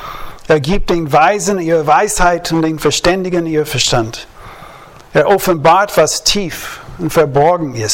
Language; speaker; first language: German; non-native, fluent; English